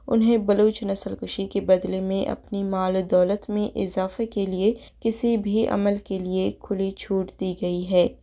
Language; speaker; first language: Urdu; non-native, local second language; Baluchi